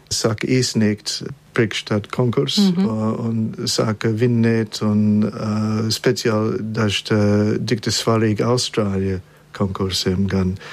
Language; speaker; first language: Latvian; early bilingual, heritage; Latvian